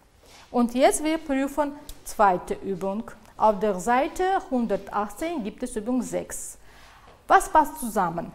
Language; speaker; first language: German; non-native, fluent; Uzbek